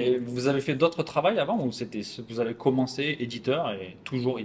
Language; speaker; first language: French; native; French